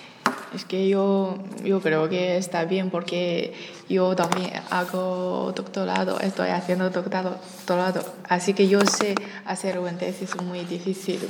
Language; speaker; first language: Spanish; non-native, learner; Chinese